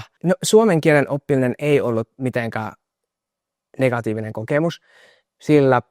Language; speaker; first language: Finnish; non-native, fluent; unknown